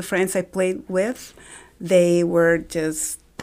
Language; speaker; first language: English; non-native, fluent; Spanish